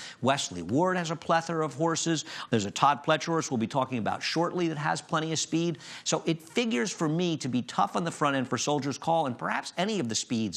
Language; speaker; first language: English; native; English